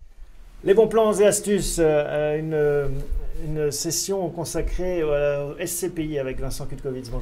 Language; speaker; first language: French; native; French